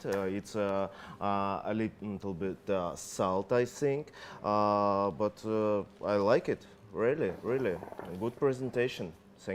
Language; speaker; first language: English; non-native, learner; Russian